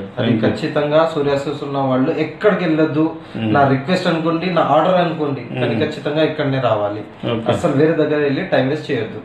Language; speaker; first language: Telugu; non-native, local second language; Urdu